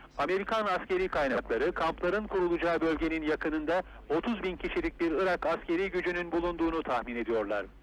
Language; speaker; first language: Turkish; native; Turkish